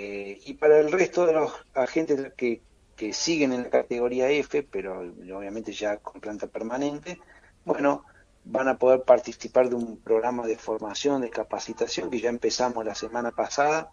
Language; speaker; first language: Spanish; native; Spanish